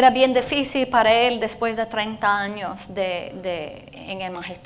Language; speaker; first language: Spanish; non-native, fluent; English